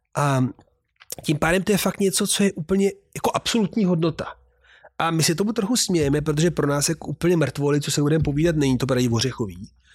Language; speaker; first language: Czech; non-native, fluent; Italian